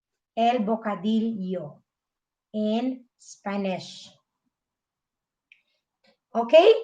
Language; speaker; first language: Spanish; non-native, fluent; Filipino